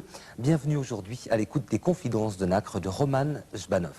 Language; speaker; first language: French; native; French